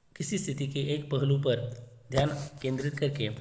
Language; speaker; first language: Hindi; non-native, local second language; Marathi